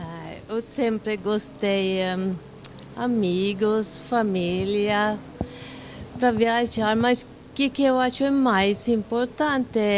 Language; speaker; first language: Portuguese; non-native, learner; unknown